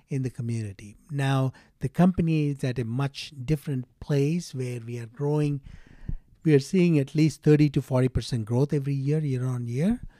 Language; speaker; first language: English; non-native, local second language; Telugu